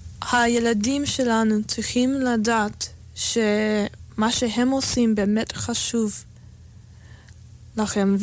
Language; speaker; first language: Hebrew; non-native, fluent; English